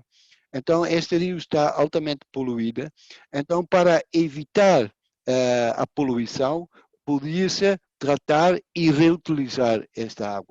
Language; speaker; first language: Portuguese; non-native, fluent; Dutch